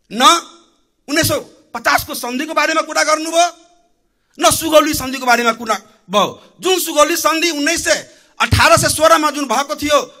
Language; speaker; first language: Nepali; non-native, local second language; Maithili